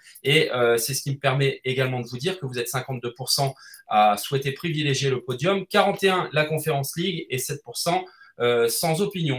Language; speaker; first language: French; native; French